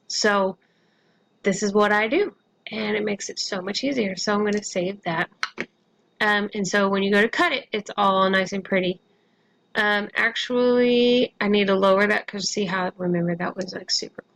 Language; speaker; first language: English; native; English